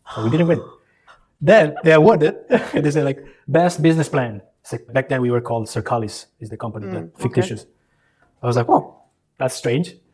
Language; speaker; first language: English; early bilingual, other home language; Albanian